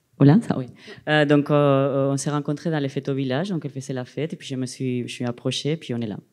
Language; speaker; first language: French; non-native, fluent; Spanish